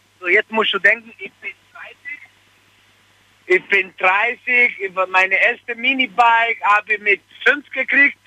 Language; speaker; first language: German; non-native, fluent; Italian